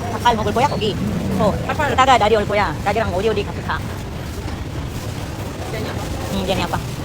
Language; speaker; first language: Korean; non-native, learner; Filipino